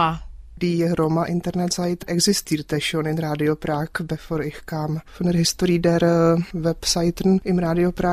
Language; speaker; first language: German; non-native, fluent; Czech